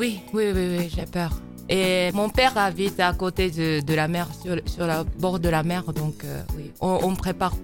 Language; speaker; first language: French; non-native, fluent; Japanese